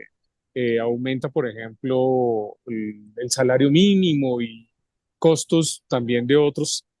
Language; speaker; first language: Spanish; native; Spanish